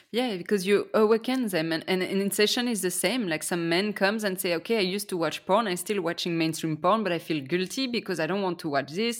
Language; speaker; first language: English; non-native, fluent; French